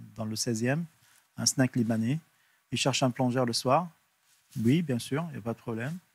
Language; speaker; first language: French; non-native, local second language; Arabic